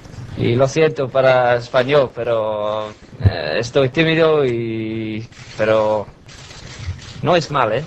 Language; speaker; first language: Spanish; non-native, learner; English